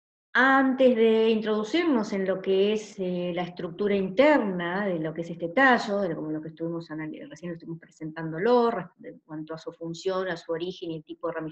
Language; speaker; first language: Spanish; native; Spanish